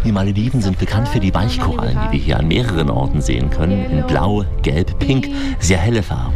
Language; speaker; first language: German; native; German